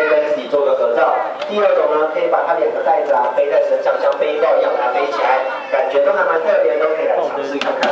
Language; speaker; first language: Chinese; native; Chinese